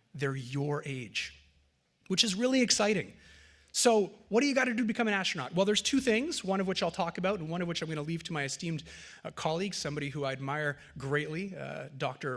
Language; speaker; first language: English; early bilingual, other home language; French